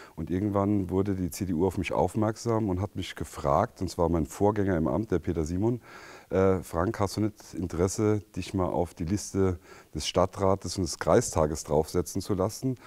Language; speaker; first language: German; native; German